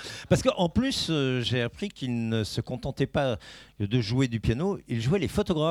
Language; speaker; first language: French; native; French